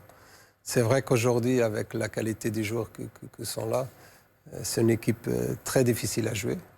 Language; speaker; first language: French; non-native, fluent; Portuguese